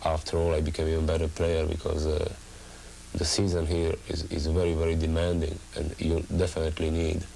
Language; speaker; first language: English; non-native, fluent; Slovak